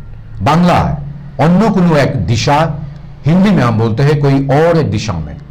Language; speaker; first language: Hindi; non-native, local second language; Bangla